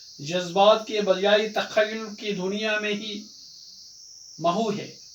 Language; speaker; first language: Urdu; native; Urdu